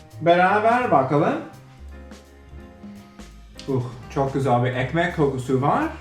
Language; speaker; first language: Turkish; non-native, learner; English